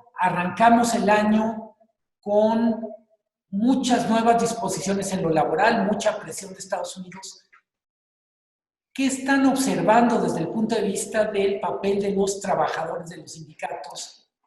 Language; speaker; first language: Spanish; native; Spanish